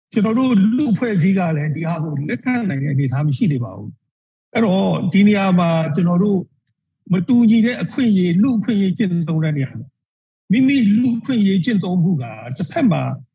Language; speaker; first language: Burmese; non-native, local second language; Karen languages